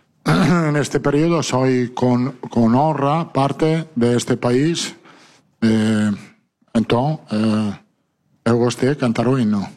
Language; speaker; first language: Portuguese; non-native, learner; Italian